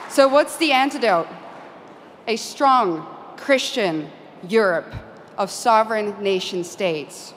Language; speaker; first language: English; non-native, fluent; Dutch